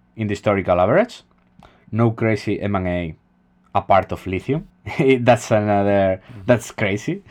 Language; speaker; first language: English; non-native, fluent; Spanish